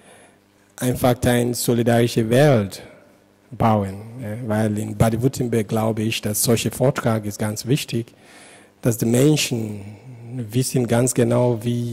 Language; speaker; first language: German; non-native, learner; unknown